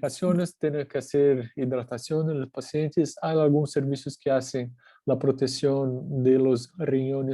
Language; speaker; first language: Spanish; non-native, fluent; Portuguese